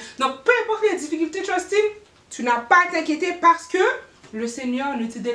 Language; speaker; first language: French; native; French